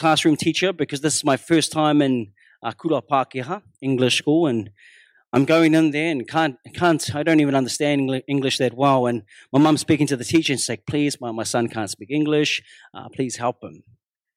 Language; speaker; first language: English; non-native, local second language; Māori